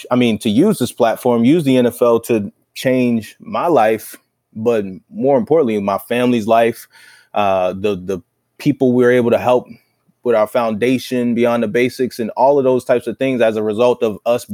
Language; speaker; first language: English; native; English